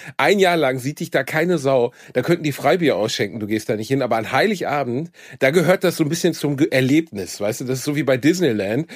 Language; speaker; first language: German; native; German